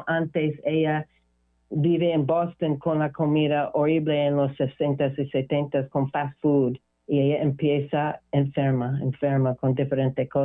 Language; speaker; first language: Spanish; non-native, learner; English